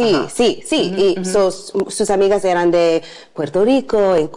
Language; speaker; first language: Spanish; non-native, learner; English